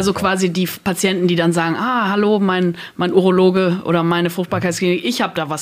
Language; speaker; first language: German; native; German